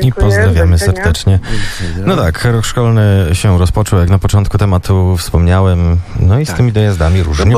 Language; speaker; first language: Polish; native; Polish